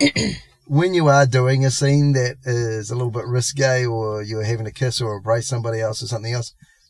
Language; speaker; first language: English; native; English